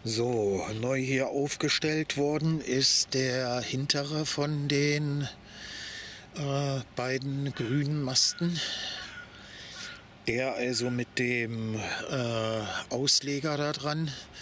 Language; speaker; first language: German; native; German